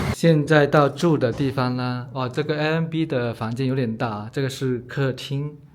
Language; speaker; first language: Chinese; native; Chinese